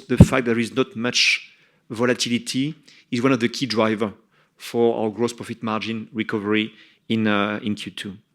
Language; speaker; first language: English; non-native, fluent; French